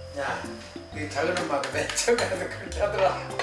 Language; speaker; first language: Korean; native; Korean